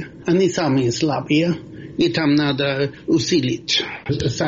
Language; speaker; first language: Russian; non-native, fluent; Swedish